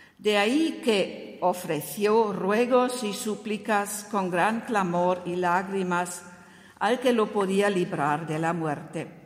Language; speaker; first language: Spanish; non-native, fluent; German